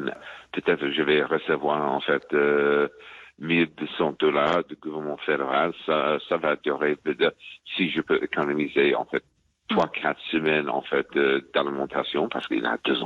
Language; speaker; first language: French; non-native, fluent; English